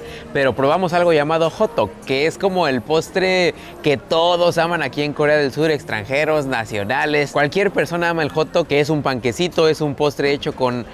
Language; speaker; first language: Spanish; native; Spanish